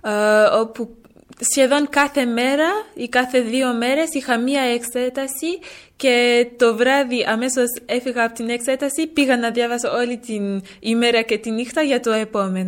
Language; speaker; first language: Greek; early bilingual, heritage; French